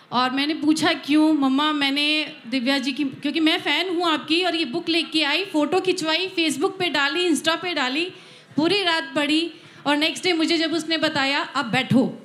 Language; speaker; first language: Hindi; native; Hindi